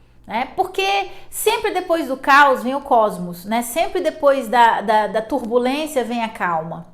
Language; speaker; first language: Portuguese; native; Portuguese